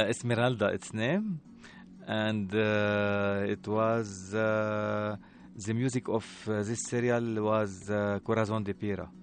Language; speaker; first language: English; non-native, learner; Arabic